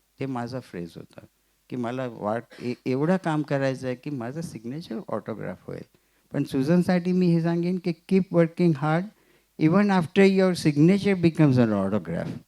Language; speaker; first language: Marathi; non-native, local second language; Gujarati